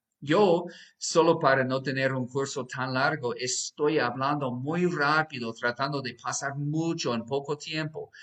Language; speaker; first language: Spanish; non-native, fluent; English